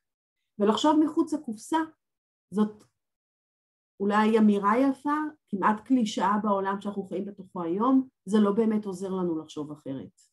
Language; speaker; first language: Hebrew; native; Hebrew